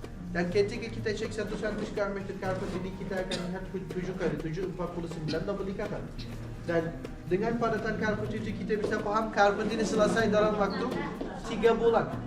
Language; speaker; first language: Indonesian; non-native, fluent; Turkish